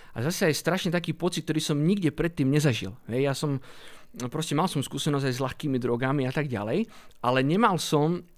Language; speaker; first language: Slovak; native; Slovak